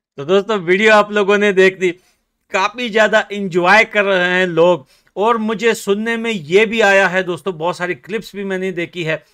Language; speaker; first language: Hindi; native; Hindi